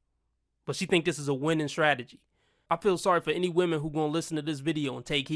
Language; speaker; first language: English; native; English